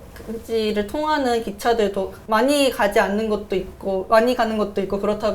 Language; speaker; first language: Korean; native; Korean